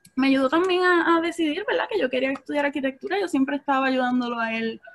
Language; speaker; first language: Spanish; native; Spanish